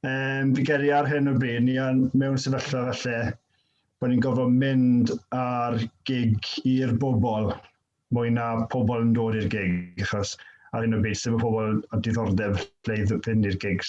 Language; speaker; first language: Welsh; native; Welsh